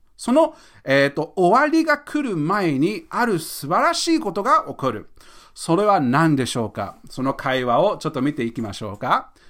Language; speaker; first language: Japanese; non-native, fluent; English